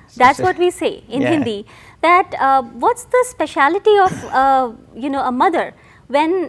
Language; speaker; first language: English; non-native, local second language; Hindi